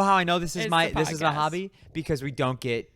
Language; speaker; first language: English; native; English